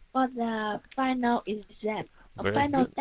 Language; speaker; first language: English; non-native, learner; Vietnamese